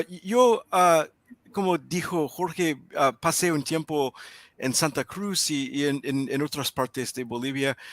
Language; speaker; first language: Spanish; non-native, learner; English